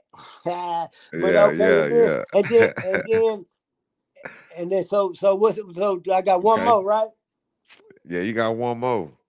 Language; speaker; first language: English; native; English